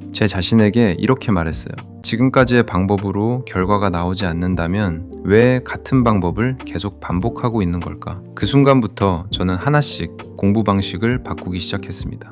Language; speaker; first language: Korean; non-native, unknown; Arabic